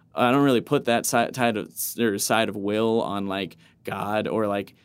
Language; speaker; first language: English; native; English